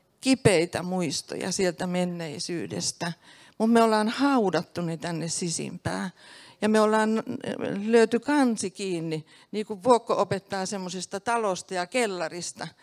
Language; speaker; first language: Finnish; native; Finnish